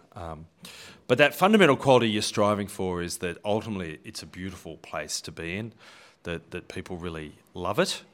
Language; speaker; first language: English; native; English